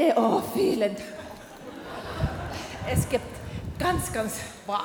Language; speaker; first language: German; non-native, learner; Finnish